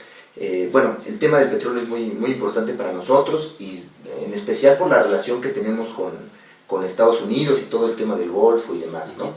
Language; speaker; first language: Spanish; native; Spanish